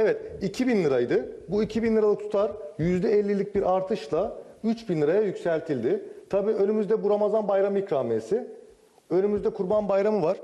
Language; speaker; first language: Turkish; native; Turkish